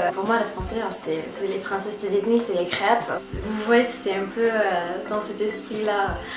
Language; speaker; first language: French; non-native, fluent; English